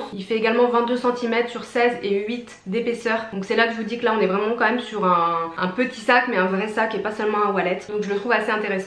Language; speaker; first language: French; native; French